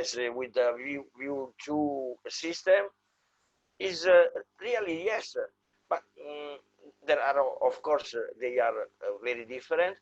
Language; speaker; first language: English; non-native, fluent; Italian